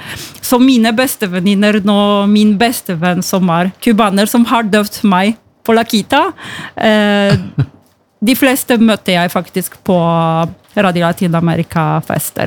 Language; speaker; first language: Norwegian; non-native, fluent; Polish